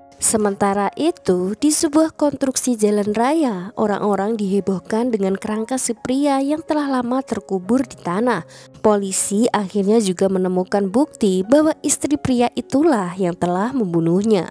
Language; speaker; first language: Indonesian; native; Indonesian